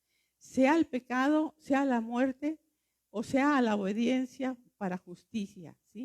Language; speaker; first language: Spanish; native; Spanish